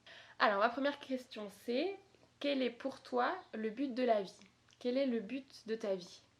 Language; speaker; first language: French; native; French